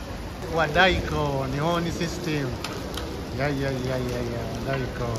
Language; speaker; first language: Japanese; non-native, learner; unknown